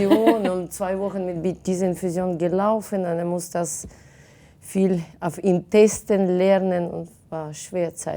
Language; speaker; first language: German; non-native, fluent; Russian